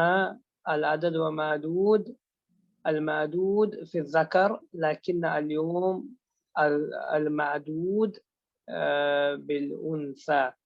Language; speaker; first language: Arabic; non-native, fluent; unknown